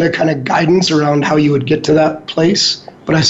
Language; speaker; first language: English; native; English